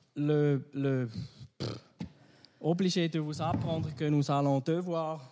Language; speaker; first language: French; non-native, fluent; German